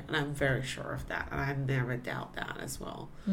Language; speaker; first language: English; non-native, local second language; Chinese